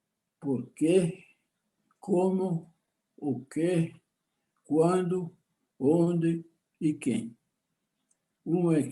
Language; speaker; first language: Portuguese; non-native, fluent; Spanish